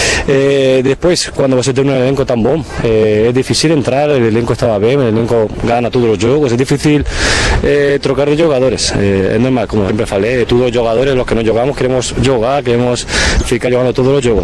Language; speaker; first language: Portuguese; non-native, fluent; Spanish